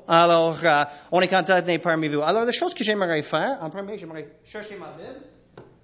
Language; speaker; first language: French; non-native, fluent; English